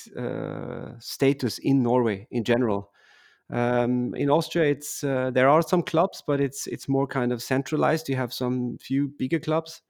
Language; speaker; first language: English; non-native, fluent; German